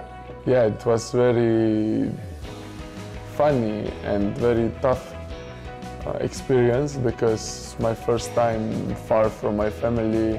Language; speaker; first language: English; non-native, fluent; Slovenian